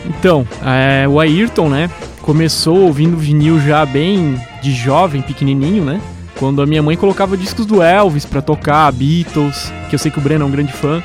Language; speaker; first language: Portuguese; native; Portuguese